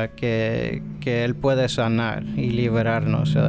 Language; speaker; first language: Spanish; early bilingual, heritage; Spanish